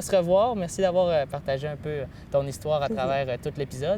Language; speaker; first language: French; native; French